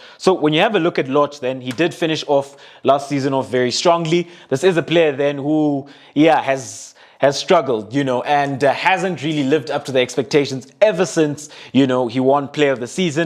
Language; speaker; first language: English; non-native, local second language; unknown